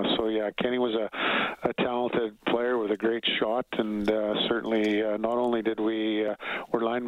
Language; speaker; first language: English; native; English